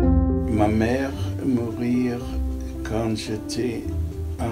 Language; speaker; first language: French; non-native, learner; German